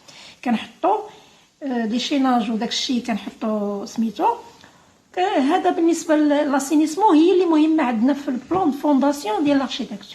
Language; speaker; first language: Arabic; native; Arabic